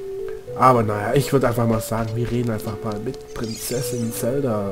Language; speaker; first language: German; native; German